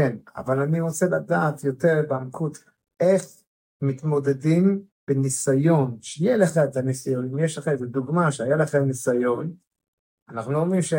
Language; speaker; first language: Hebrew; non-native, fluent; English